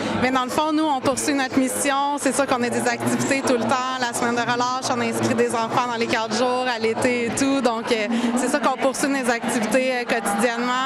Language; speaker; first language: French; native; French